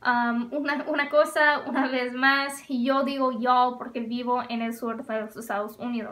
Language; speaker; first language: Spanish; non-native, fluent; English